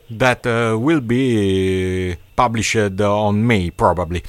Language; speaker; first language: English; non-native, learner; Italian